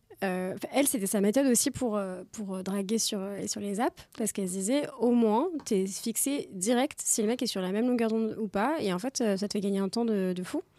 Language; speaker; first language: French; native; French